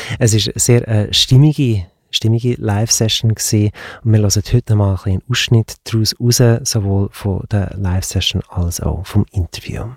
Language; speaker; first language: German; native; German